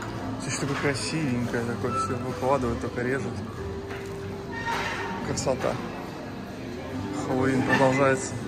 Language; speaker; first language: Russian; native; Russian